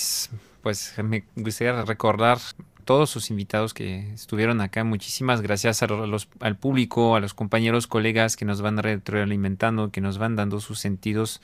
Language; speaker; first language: Spanish; non-native, fluent; French